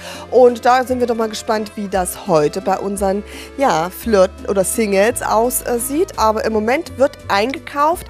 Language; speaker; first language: German; native; German